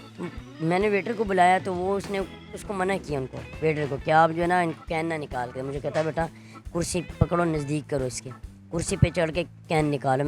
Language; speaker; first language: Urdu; non-native, local second language; Pashto